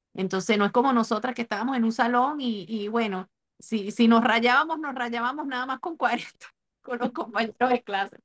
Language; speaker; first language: Spanish; native; Spanish